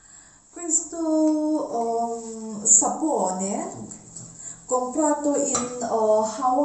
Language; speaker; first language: Italian; non-native, learner; Mizo